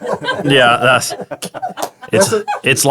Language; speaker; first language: English; native; English